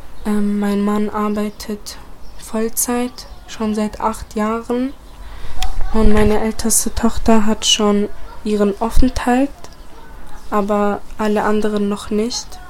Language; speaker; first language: German; early bilingual, other home language; Bosnian